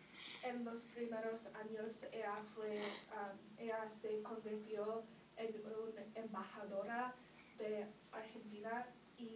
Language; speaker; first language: Spanish; non-native, learner; English